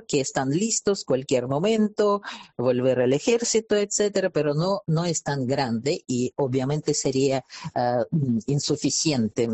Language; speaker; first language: Spanish; non-native, fluent; Russian